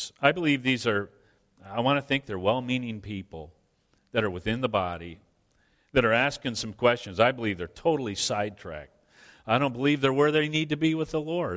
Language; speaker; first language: English; native; English